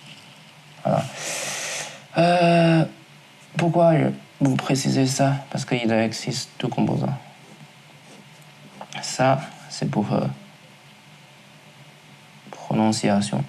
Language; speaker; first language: French; non-native, learner; Chinese